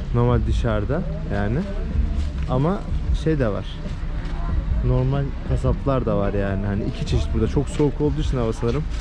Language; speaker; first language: Turkish; native; Turkish